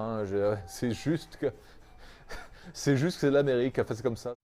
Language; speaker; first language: French; native; French